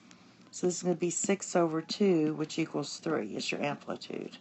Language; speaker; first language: English; native; English